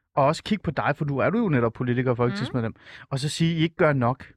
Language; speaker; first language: Danish; native; Danish